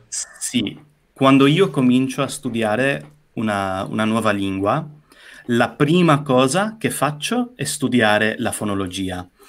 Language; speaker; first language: Italian; non-native, fluent; English